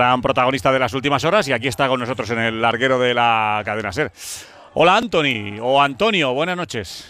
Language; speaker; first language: Spanish; native; Spanish